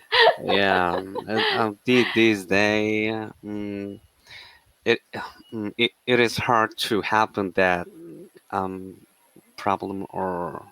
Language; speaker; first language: English; non-native, learner; Korean